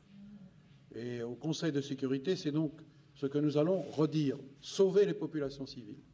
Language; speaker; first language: French; native; French